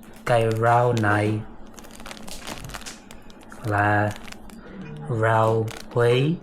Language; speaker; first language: Vietnamese; non-native, learner; English